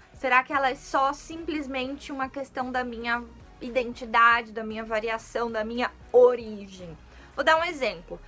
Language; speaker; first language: Portuguese; native; Portuguese